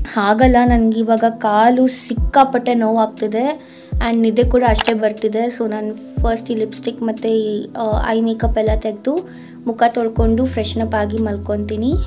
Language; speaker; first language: Kannada; native; Kannada